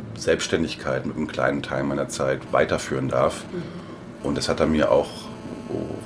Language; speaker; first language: German; native; German